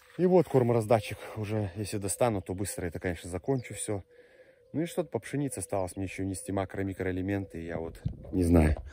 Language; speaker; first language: Russian; native; Russian